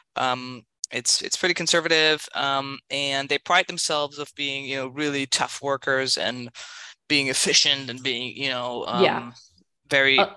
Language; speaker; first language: English; non-native, fluent; German